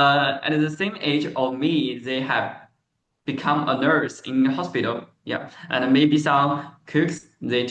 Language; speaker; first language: English; non-native, learner; Chinese